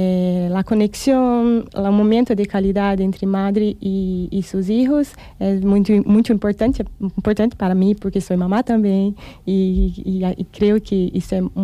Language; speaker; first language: Spanish; non-native, fluent; Portuguese